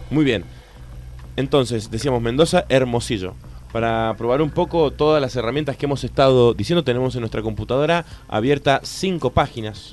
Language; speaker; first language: Spanish; native; Spanish